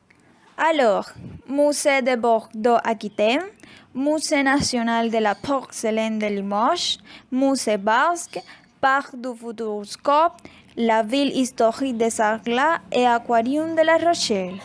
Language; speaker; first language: French; non-native, learner; Spanish